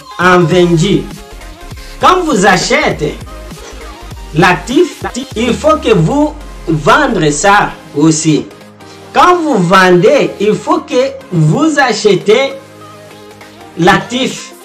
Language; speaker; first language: French; non-native, learner; Portuguese